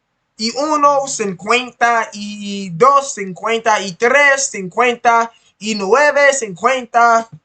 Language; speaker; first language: Spanish; non-native, learner; English